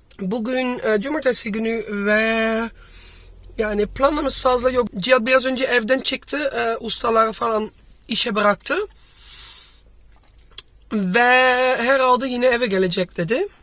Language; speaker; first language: Turkish; early bilingual, heritage; Turkish